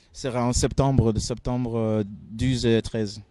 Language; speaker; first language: French; non-native, learner; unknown